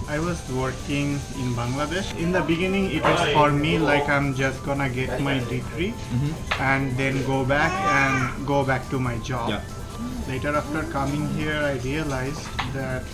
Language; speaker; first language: English; non-native, local second language; Bangla